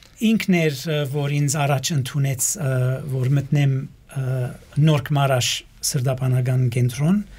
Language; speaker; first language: Armenian; early bilingual, heritage; Armenian